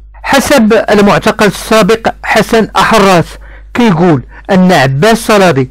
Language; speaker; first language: Arabic; native; Arabic